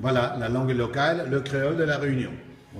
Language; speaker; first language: French; non-native, fluent; Spanish